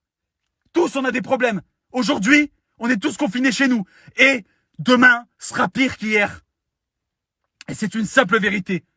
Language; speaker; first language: French; native; French